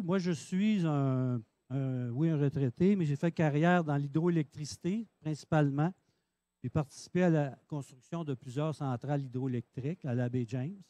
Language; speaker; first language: French; native; French